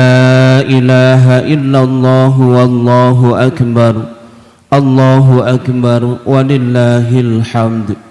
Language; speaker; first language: Indonesian; native; Indonesian